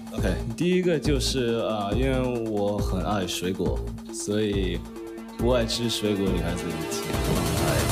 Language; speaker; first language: Chinese; early bilingual, heritage; Chinese